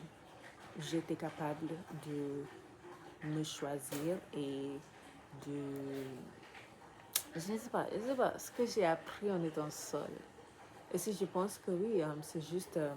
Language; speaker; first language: French; non-native, learner; English